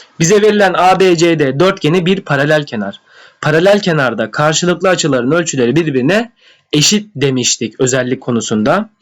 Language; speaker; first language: Turkish; native; Turkish